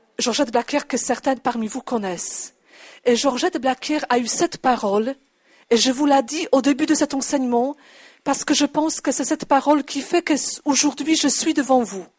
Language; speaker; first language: French; non-native, fluent; Polish